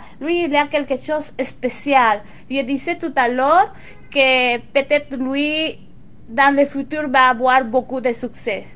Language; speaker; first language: French; non-native, local second language; Spanish